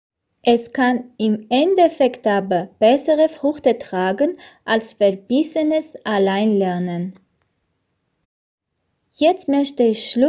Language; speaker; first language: German; non-native, learner; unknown